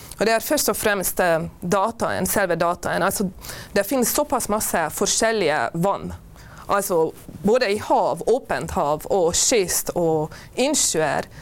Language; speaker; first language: Norwegian; non-native, fluent; Hungarian